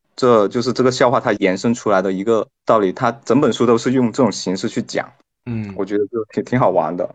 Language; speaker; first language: Chinese; non-native, local second language; Cantonese